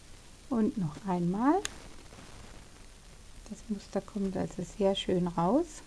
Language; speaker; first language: German; native; German